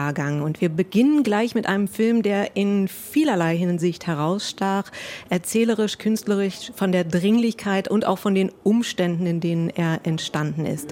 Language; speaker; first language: German; native; German